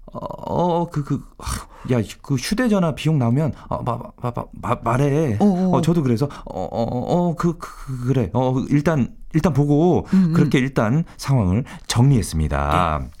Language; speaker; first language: Korean; native; Korean